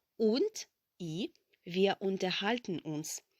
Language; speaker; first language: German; non-native, fluent; Ukrainian